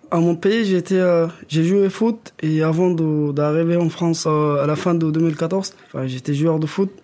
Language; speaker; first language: French; non-native, learner; Arabic